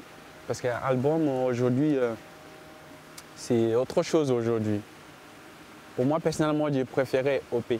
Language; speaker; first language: French; non-native, learner; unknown